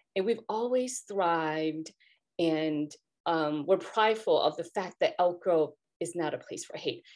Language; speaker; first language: English; native; English